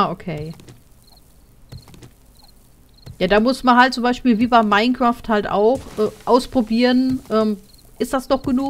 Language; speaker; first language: German; native; German